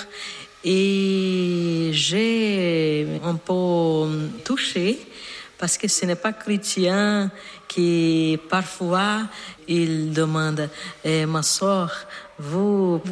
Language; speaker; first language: French; non-native, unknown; Portuguese